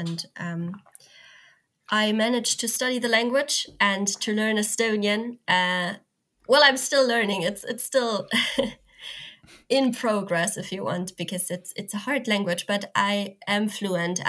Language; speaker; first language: English; non-native, fluent; German